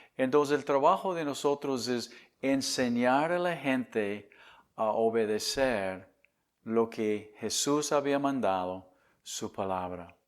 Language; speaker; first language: Spanish; non-native, fluent; English